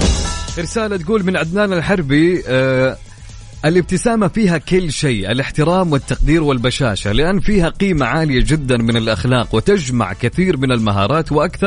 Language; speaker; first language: Arabic; native; Arabic